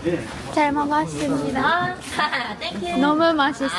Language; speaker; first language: Korean; non-native, learner; Japanese